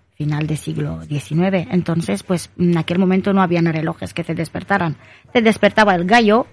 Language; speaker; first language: Spanish; non-native, fluent; Romanian